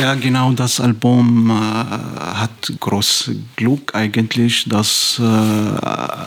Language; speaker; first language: German; non-native, fluent; Arabic